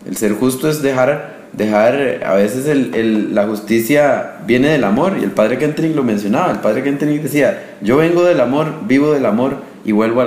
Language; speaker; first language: Spanish; native; Spanish